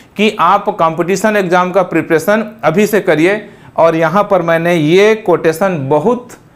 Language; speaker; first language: Hindi; native; Hindi